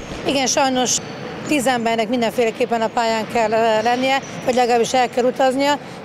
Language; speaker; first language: Hungarian; native; Hungarian